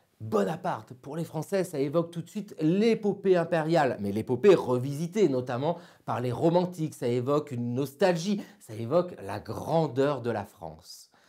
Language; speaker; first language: French; native; French